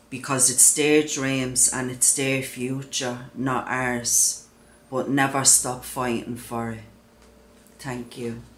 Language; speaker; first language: English; native; English